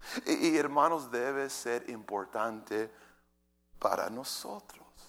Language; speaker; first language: Spanish; native; Spanish